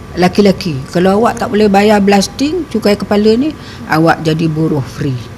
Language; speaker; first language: Malay; native; Malay